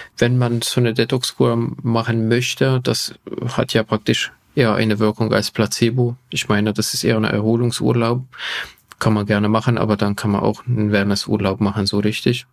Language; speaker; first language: German; non-native, fluent; Hungarian